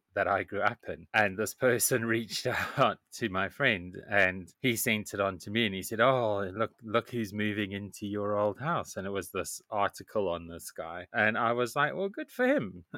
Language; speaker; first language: English; native; English